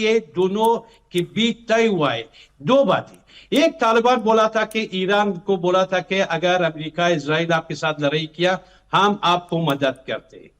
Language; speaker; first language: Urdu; non-native, fluent; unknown